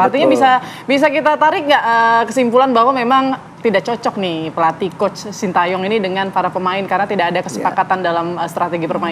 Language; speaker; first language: Indonesian; native; Indonesian